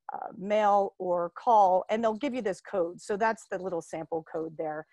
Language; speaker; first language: English; native; English